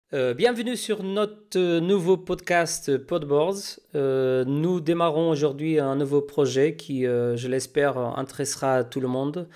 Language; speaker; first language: French; non-native, fluent; Spanish